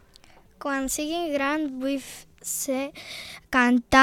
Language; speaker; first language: Catalan; early bilingual, other home language; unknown